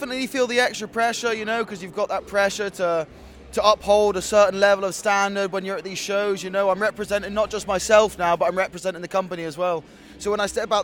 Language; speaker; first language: English; native; English